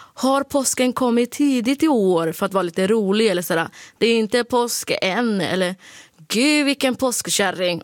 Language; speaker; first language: Swedish; early bilingual, other home language; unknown